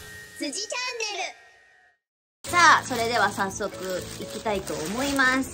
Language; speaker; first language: Japanese; native; Japanese